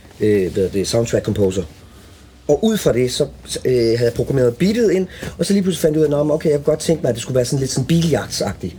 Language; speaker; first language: Danish; early bilingual, other home language; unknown